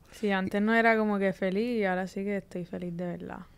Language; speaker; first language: Spanish; early bilingual, heritage; Spanish